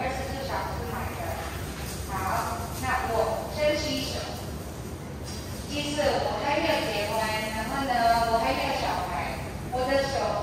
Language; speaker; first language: Chinese; non-native, learner; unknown